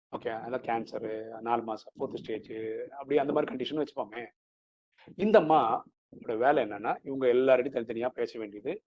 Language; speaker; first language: Tamil; non-native, local second language; Malayalam